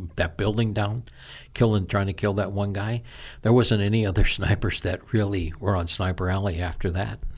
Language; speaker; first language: English; native; English